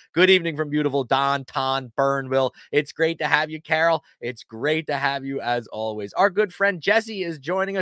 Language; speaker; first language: English; native; English